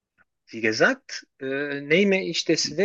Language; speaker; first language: German; non-native, learner; Turkish